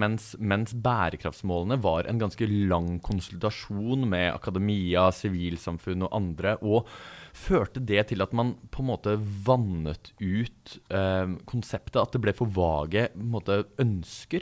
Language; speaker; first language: Norwegian; native; Norwegian